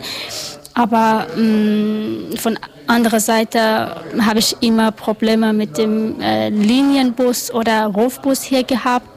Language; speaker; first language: German; non-native, learner; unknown